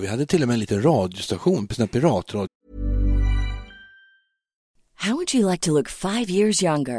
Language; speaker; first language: Swedish; native; Swedish